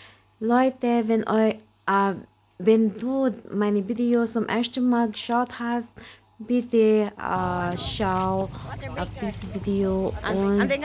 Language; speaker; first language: German; non-native, learner; Filipino